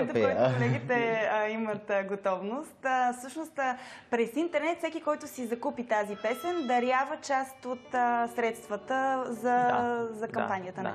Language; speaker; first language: Bulgarian; native; Bulgarian